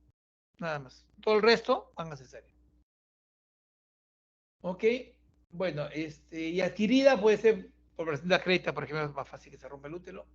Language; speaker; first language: Spanish; native; Spanish